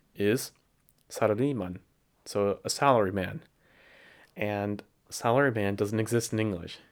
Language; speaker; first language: English; native; English